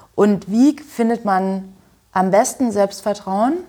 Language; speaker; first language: German; native; German